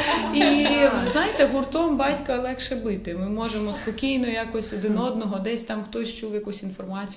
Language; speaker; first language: Ukrainian; native; Ukrainian